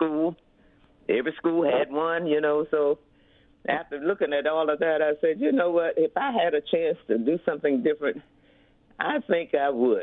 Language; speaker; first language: English; native; English